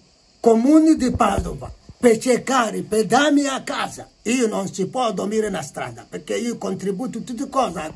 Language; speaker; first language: Italian; non-native, learner; Igbo